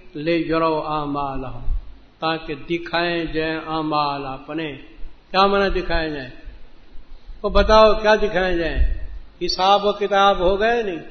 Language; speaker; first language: Urdu; native; Urdu